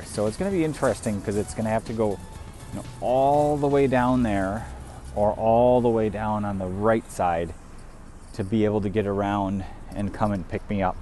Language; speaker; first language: English; native; English